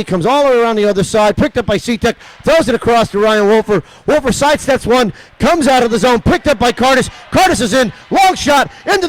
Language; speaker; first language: English; native; English